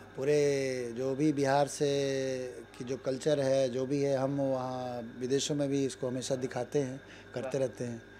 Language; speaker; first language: Hindi; native; Hindi